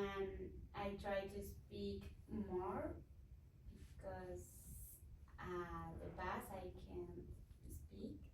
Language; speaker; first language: English; non-native, learner; Spanish